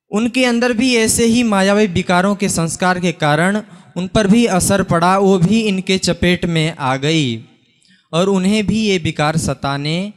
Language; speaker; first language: Hindi; native; Hindi